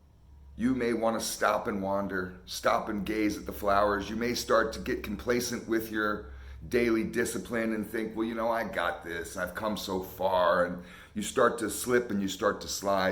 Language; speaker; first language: English; native; English